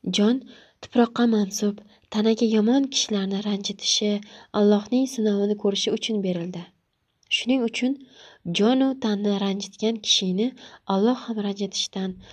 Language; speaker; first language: Uzbek; native; Uzbek